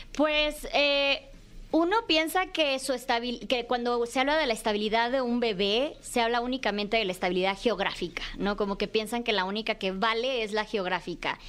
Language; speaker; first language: Spanish; native; Spanish